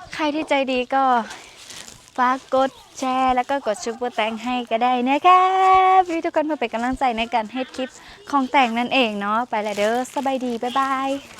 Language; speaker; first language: Thai; non-native, local second language; Lao